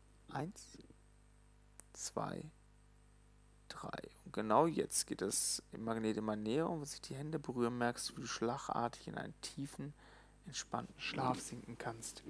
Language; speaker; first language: German; native; German